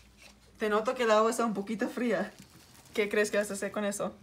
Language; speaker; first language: Spanish; non-native, learner; English